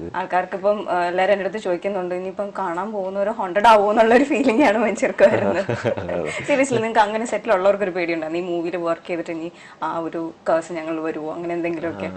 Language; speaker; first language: Malayalam; native; Malayalam